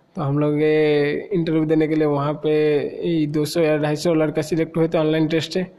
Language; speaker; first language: Hindi; non-native, local second language; Odia